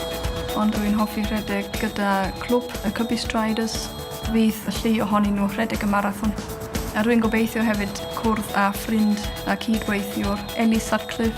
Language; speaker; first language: Welsh; non-native, fluent; German